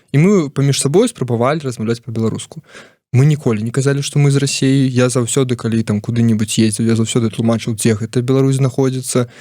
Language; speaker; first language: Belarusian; non-native, local second language; Russian